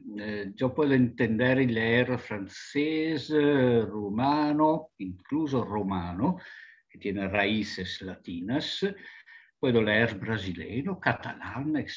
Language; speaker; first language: Spanish; non-native, fluent; Italian